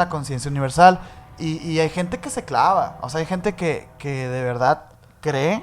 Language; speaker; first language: Spanish; native; Spanish